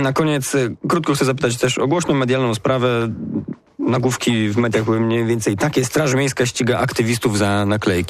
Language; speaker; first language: Polish; native; Polish